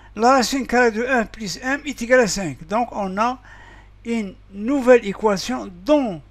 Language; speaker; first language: French; non-native, local second language; Arabic